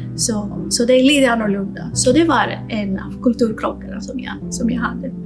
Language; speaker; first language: Swedish; non-native, fluent; Greek